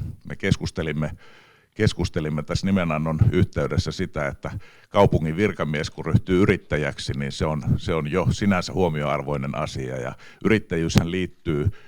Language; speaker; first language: Finnish; native; Finnish